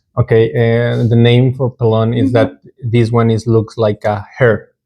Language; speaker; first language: English; non-native, learner; Spanish